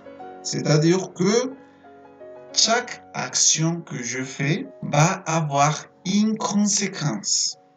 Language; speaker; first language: French; non-native, fluent; Spanish